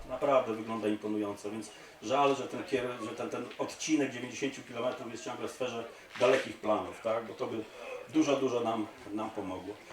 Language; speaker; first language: Polish; native; Polish